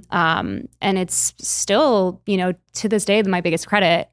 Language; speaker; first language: English; early bilingual, other home language; Filipino